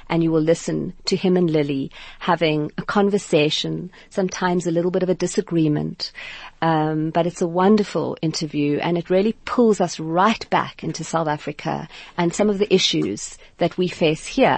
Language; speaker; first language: English; native; English